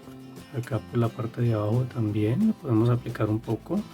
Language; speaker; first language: Spanish; native; Spanish